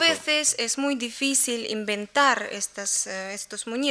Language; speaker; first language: Spanish; non-native, learner; Russian